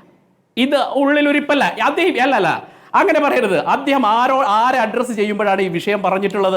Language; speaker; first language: Malayalam; native; Malayalam